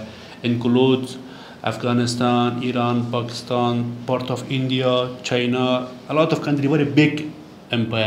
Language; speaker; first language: English; non-native, learner; Persian